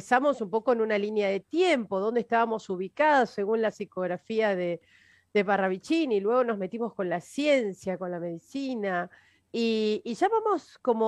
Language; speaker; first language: Spanish; native; Spanish